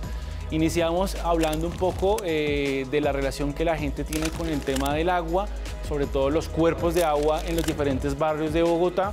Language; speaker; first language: Spanish; native; Spanish